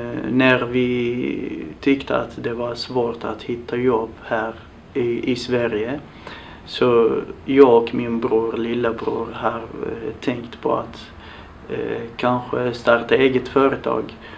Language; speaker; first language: Swedish; non-native, fluent; Arabic